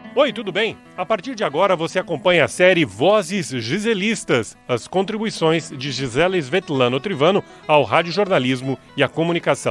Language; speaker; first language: Portuguese; native; Portuguese